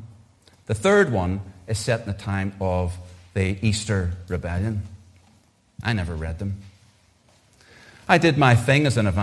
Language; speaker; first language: English; native; English